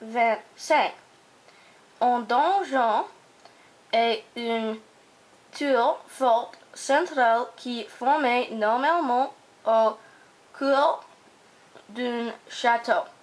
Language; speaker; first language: French; non-native, learner; English